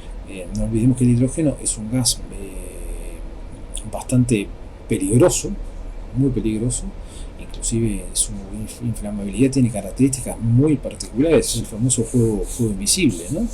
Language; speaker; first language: Spanish; native; Spanish